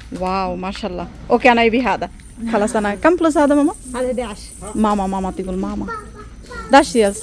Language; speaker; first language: Arabic; non-native, learner; Bangla